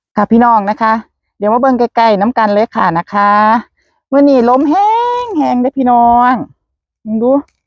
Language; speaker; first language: Thai; native; Thai